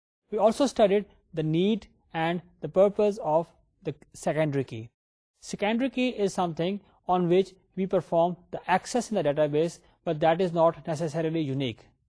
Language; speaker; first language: English; non-native, local second language; Urdu